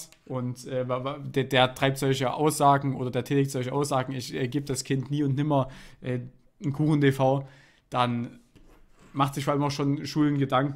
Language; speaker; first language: German; native; German